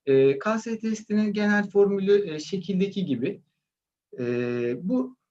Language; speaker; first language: Turkish; native; Turkish